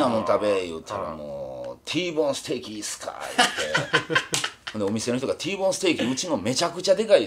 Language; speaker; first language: Japanese; native; Japanese